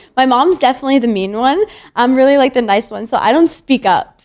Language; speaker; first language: English; native; English